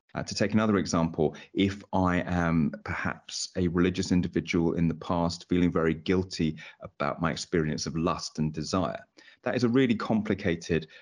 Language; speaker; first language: English; native; English